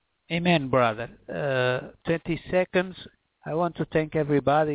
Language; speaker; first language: English; non-native, fluent; Portuguese